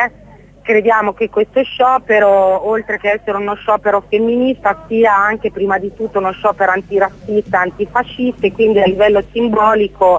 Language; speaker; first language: Italian; native; Italian